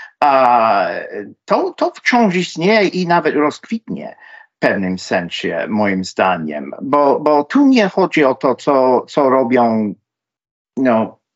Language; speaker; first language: Polish; non-native, fluent; English